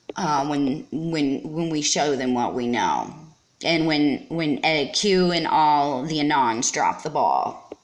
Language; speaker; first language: English; native; English